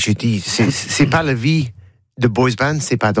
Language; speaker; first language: French; non-native, learner; English